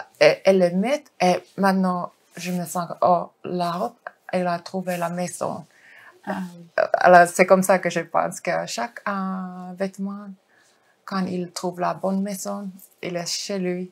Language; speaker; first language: French; non-native, fluent; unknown